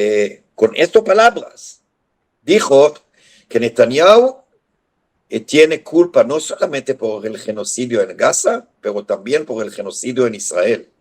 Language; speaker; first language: Spanish; non-native, fluent; Hebrew